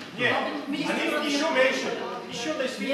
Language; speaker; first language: Russian; non-native, fluent; Catalan